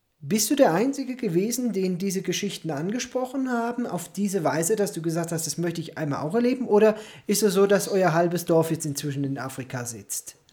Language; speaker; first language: German; native; German